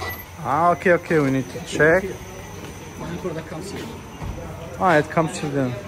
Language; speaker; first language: English; non-native, fluent; German